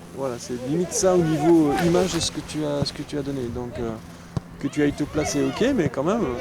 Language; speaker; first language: French; native; French